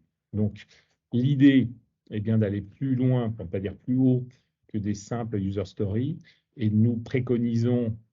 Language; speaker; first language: French; native; French